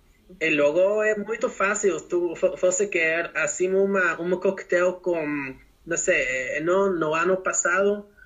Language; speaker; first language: Portuguese; non-native, learner; Spanish